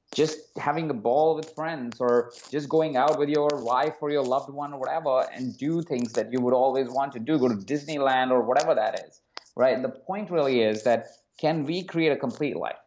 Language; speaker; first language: English; non-native, local second language; Hindi